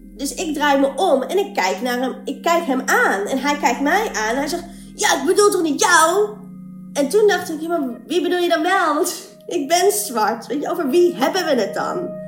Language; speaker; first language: Dutch; native; Dutch